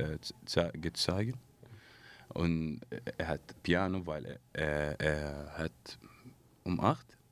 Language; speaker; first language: German; non-native, learner; Arabic